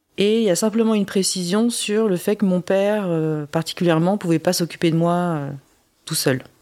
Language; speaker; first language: French; early bilingual, other home language; Korean